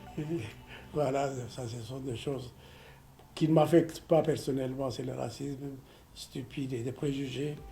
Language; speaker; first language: French; non-native, fluent; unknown